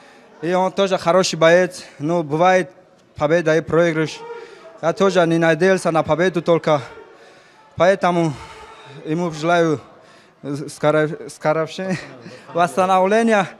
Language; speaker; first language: Russian; non-native, fluent; Tajik